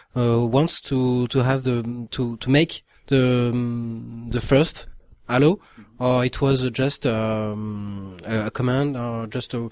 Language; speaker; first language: English; non-native, learner; French